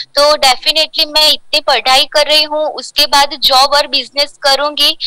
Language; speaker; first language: Hindi; non-native, local second language; Gujarati